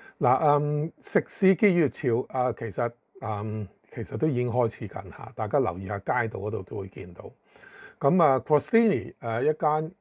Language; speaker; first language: Chinese; non-native, local second language; Cantonese